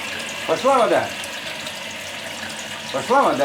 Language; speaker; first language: Russian; native; Russian